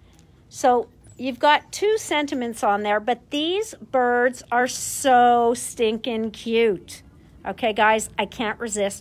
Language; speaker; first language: English; native; English